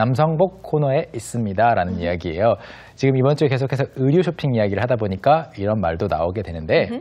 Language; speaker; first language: Korean; native; Korean